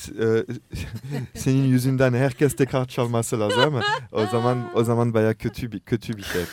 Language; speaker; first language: Turkish; non-native, learner; French